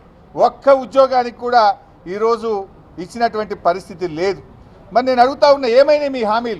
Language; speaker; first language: Telugu; native; Telugu